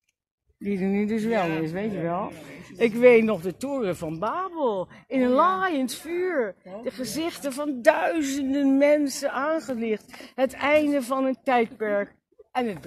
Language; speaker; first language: Dutch; native; Dutch